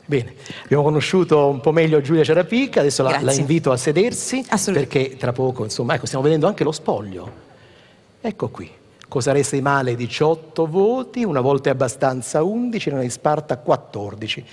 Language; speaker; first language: Italian; native; Italian